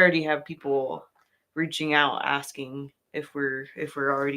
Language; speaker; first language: English; native; English